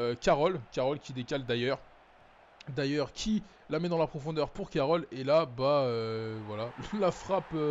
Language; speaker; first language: French; native; French